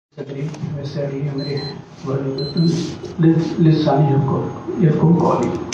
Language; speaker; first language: Urdu; native; Urdu